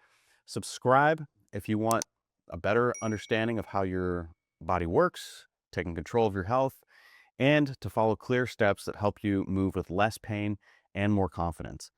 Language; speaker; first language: English; native; English